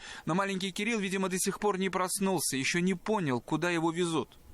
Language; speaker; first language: Russian; native; Russian